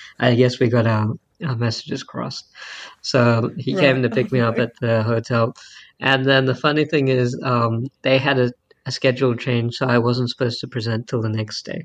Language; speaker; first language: English; native; English